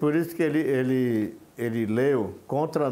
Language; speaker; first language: Portuguese; non-native, local second language; Yanomámi